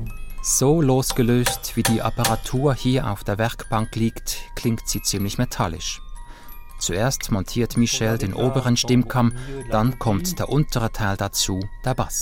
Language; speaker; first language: German; native; German